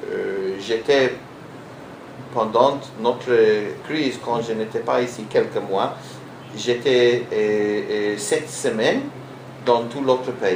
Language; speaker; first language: French; non-native, learner; Hebrew